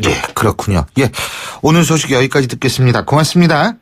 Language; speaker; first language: Korean; native; Korean